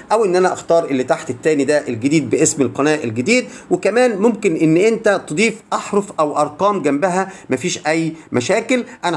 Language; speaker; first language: Arabic; native; Arabic